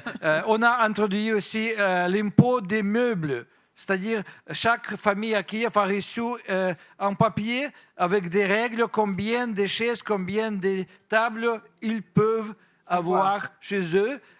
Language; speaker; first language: French; non-native, fluent; Russian